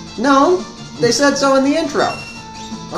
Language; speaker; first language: English; native; English